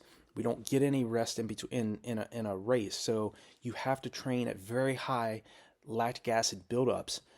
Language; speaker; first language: English; native; English